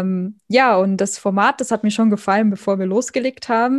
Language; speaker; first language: German; native; German